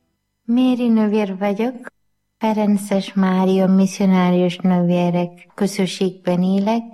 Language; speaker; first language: Hungarian; non-native, learner; Malayalam